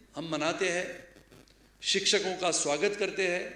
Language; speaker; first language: Hindi; non-native, local second language; Marathi